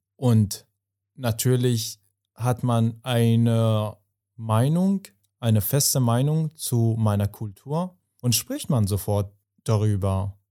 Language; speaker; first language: German; non-native, fluent; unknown